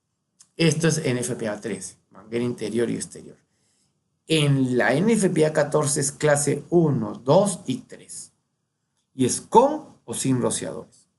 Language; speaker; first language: Spanish; native; Spanish